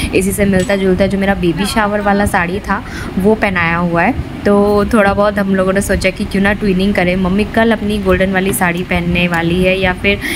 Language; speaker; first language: Hindi; non-native, local second language; Bangla